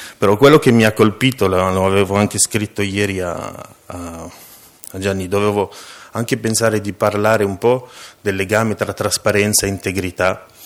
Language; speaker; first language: Italian; non-native, fluent; French